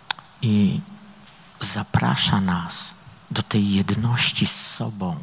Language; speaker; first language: Polish; native; Polish